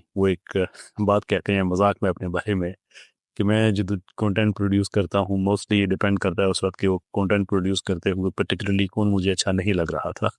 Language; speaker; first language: Urdu; non-native, local second language; Punjabi